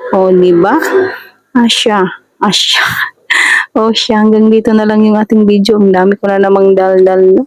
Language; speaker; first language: Filipino; native; Filipino